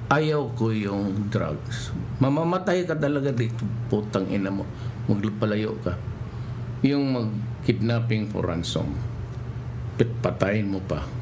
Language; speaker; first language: Filipino; non-native, local second language; Cebuano